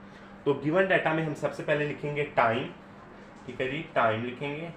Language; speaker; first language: Hindi; non-native, local second language; Punjabi